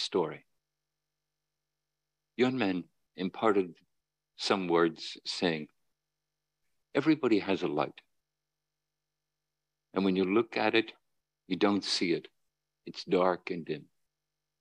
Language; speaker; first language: English; native; English